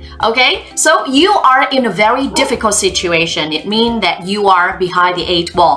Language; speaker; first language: English; non-native, fluent; Vietnamese